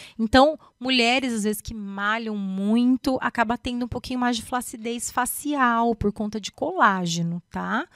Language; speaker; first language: Portuguese; native; Portuguese